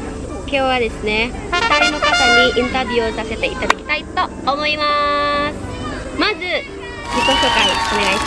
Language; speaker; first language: Japanese; non-native, fluent; Indonesian